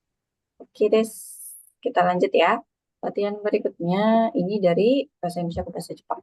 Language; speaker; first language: Indonesian; native; Indonesian